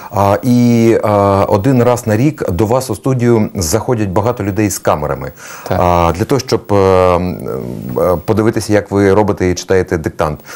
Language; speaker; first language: Ukrainian; native; Ukrainian